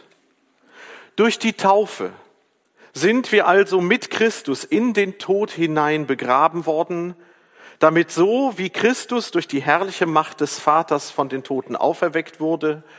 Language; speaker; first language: German; native; German